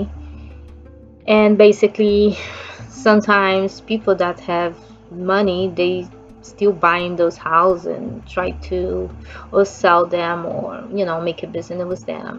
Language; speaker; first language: English; non-native, fluent; Portuguese